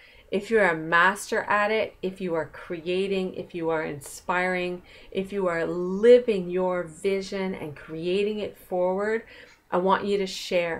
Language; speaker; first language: English; native; English